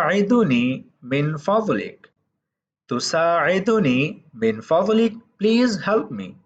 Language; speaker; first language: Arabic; non-native, fluent; Urdu